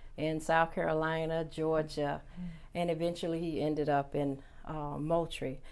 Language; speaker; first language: English; native; English